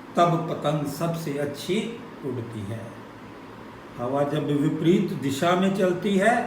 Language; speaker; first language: Hindi; non-native, local second language; Punjabi